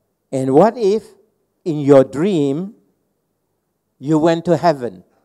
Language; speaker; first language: English; non-native, local second language; Malay